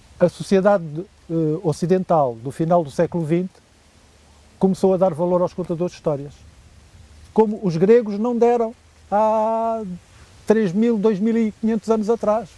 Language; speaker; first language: Portuguese; native; Portuguese